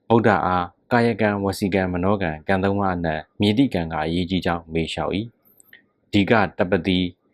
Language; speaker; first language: Burmese; native; Burmese